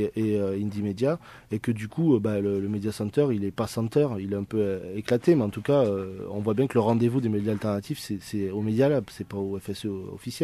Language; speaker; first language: French; native; French